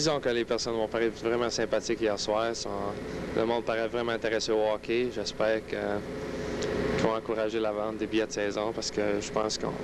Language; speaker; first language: French; native; French